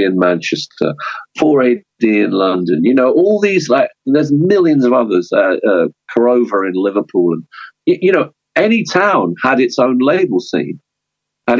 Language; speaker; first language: English; native; English